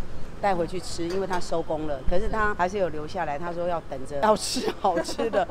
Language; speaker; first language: Chinese; native; Chinese